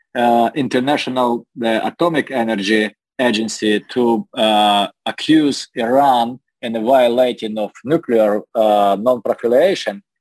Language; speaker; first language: English; non-native, learner; Russian